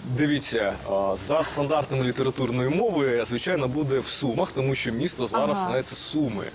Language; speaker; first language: Ukrainian; native; Ukrainian